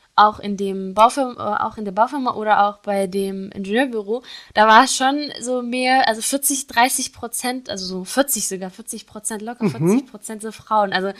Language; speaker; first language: German; non-native, fluent; Arabic